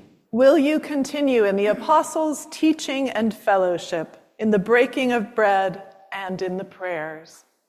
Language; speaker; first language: English; native; English